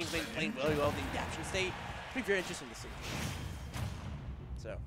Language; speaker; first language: English; native; English